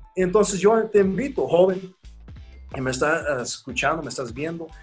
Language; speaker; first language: Spanish; early bilingual, heritage; Spanish